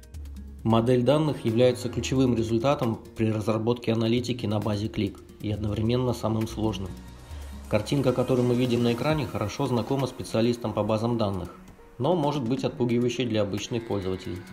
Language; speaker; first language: Russian; native; Russian